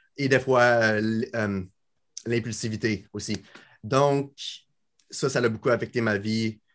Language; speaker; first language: French; native; French